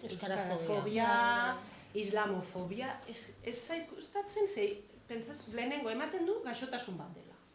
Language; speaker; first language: Basque; non-native, fluent; Catalan